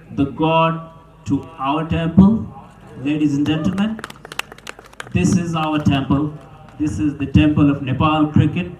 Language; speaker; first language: English; non-native, local second language; Nepali